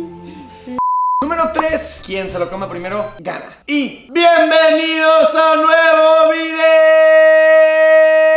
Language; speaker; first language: Spanish; native; Spanish